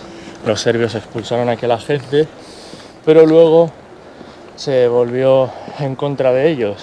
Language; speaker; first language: Spanish; native; Spanish